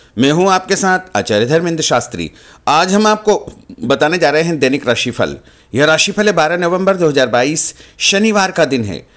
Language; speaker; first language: Hindi; native; Hindi